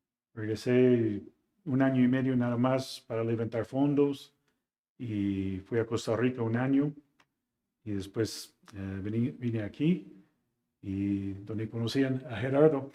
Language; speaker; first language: Spanish; non-native, fluent; English